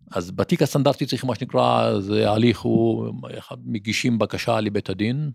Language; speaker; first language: Hebrew; non-native, local second language; Arabic